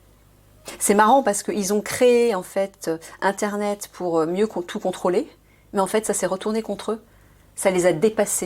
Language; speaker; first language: French; native; French